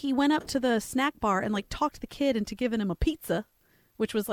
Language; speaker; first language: English; native; English